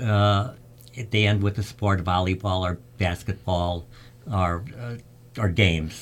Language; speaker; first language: English; early bilingual, other home language; Czech